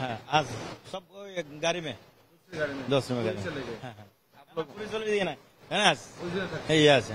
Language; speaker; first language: Hindi; non-native, local second language; Bangla